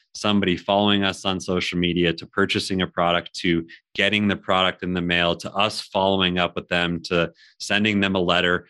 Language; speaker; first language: English; native; English